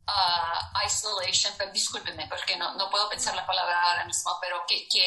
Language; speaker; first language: Spanish; early bilingual, heritage; Spanish